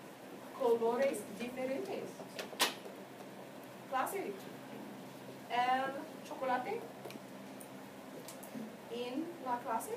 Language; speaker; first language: Spanish; non-native, fluent; English